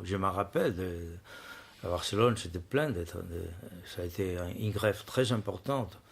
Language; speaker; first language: French; non-native, learner; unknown